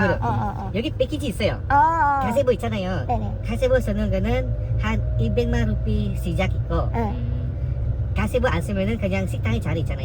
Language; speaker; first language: Korean; non-native, learner; Indonesian